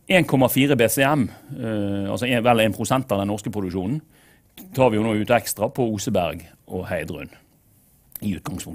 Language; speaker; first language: Norwegian; native; Norwegian